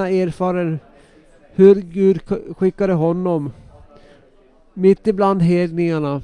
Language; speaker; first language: Swedish; non-native, local second language; Finnish